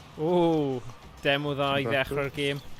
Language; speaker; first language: Welsh; non-native, local second language; English